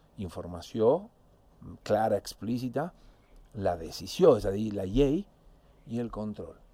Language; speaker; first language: Catalan; non-native, fluent; Spanish